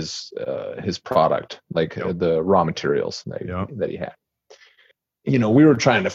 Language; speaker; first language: English; native; English